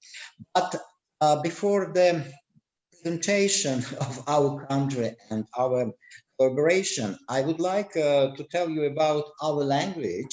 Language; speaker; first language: English; non-native, learner; Russian